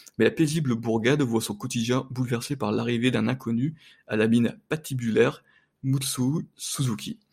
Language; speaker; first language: French; native; French